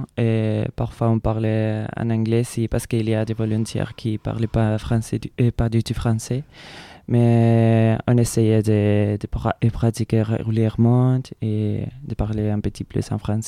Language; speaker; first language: French; non-native, learner; Spanish